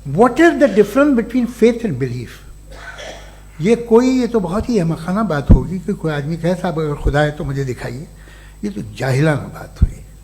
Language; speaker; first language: Urdu; native; Urdu